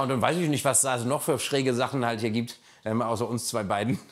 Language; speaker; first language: German; native; German